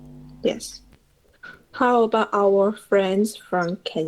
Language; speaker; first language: English; non-native, learner; Chinese